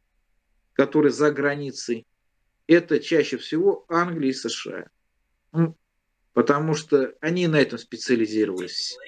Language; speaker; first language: Russian; native; Russian